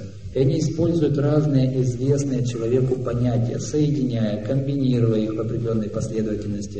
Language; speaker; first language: Russian; native; Russian